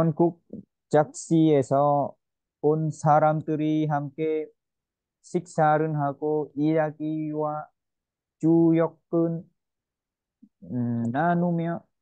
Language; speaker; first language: Korean; non-native, learner; Vietnamese